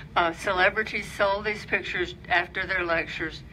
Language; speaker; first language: English; native; English